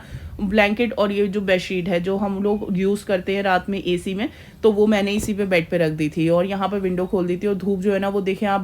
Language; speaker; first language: Hindi; native; Hindi